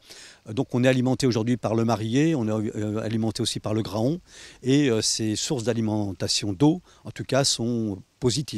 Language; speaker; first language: French; native; French